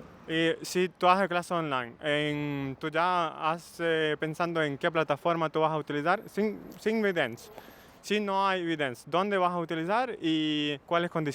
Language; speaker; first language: Spanish; non-native, fluent; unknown